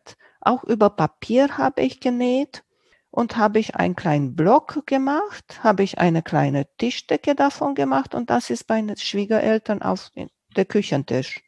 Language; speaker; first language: German; non-native, local second language; Romanian